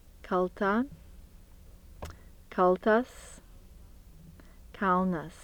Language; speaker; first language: Lithuanian; early bilingual, heritage; Lithuanian